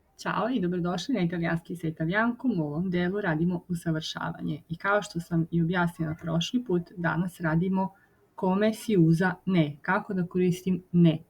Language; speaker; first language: Bosnian; non-native, fluent; Italian